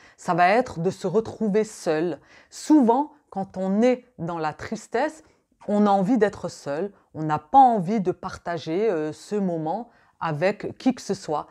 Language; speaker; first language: French; native; French